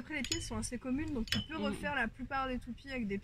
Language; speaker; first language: French; native; French